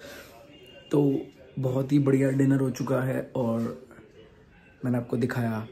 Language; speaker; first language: Hindi; native; Hindi